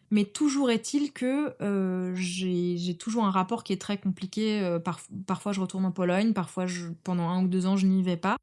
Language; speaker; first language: French; native; French